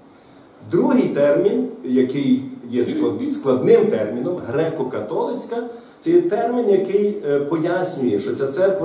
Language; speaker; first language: Ukrainian; native; Ukrainian